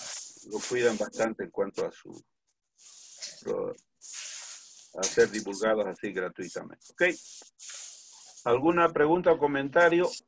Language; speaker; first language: Spanish; native; Spanish